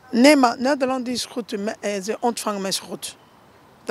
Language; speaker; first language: Dutch; non-native, learner; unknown